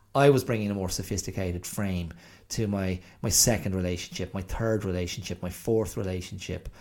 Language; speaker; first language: English; native; English